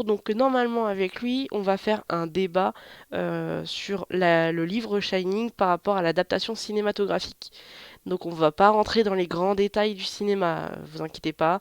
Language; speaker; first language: French; native; French